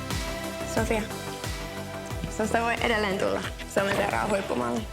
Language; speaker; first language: Finnish; native; Finnish